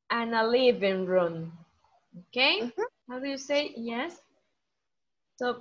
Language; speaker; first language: English; non-native, fluent; Spanish